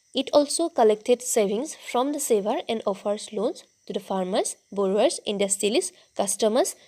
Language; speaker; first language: English; non-native, local second language; Assamese